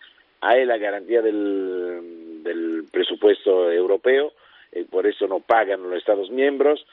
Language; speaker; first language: Spanish; non-native, fluent; Italian